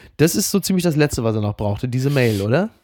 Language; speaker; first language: German; native; German